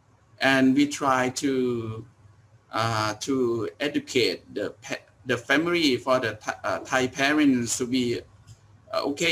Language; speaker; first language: English; non-native, learner; Thai